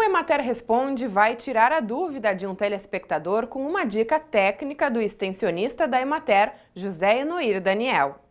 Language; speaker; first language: Portuguese; native; Portuguese